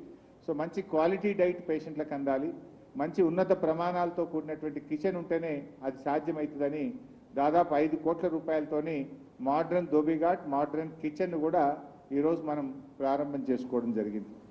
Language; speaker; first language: Telugu; native; Telugu